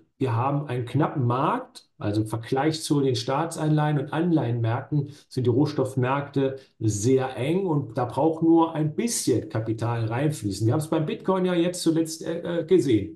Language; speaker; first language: German; native; German